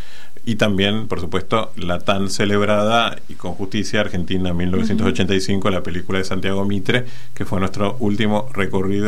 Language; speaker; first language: Spanish; native; Spanish